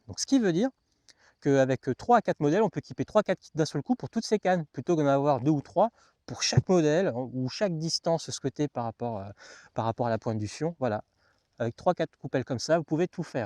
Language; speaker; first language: French; native; French